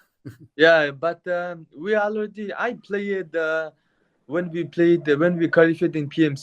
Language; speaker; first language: English; non-native, learner; Mongolian